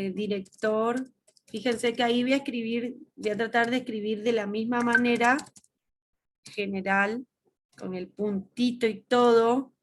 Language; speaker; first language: Spanish; native; Spanish